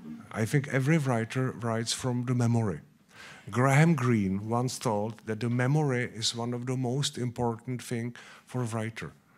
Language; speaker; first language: English; non-native, learner; Czech